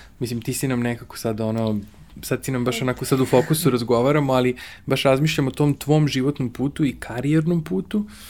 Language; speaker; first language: Serbian; native; Serbian